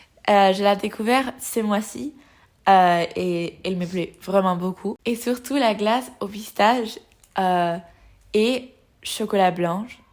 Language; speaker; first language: French; non-native, learner; Spanish